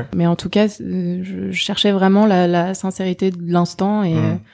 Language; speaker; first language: French; native; French